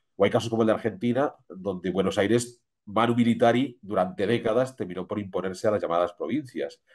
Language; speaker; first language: Spanish; native; Spanish